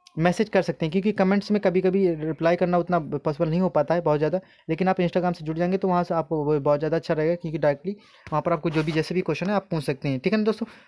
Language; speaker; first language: Hindi; native; Hindi